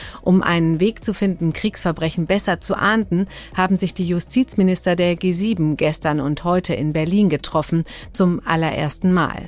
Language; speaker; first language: German; native; German